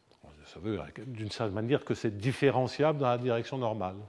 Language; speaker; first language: French; native; French